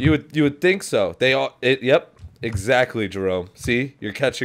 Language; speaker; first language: English; native; English